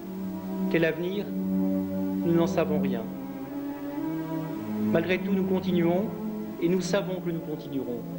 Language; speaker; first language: French; native; French